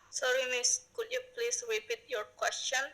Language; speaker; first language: English; non-native, learner; Indonesian